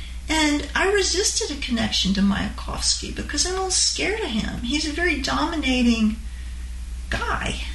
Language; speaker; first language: English; native; English